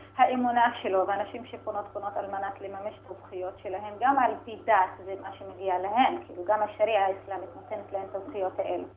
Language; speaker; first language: Hebrew; non-native, local second language; Arabic